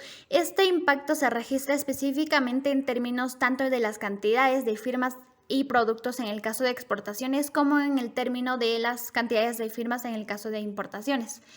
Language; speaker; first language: Spanish; native; Spanish